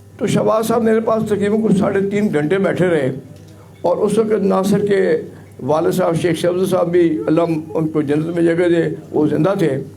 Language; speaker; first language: Urdu; non-native, local second language; Punjabi